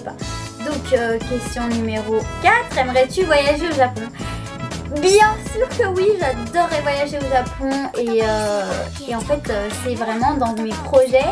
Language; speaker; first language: French; native; French